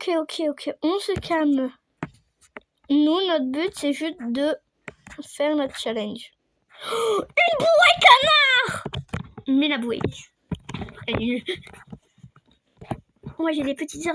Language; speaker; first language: French; native; French